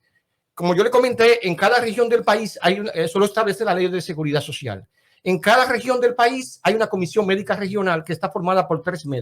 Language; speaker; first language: Spanish; native; Spanish